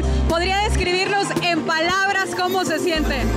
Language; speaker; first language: Spanish; native; Spanish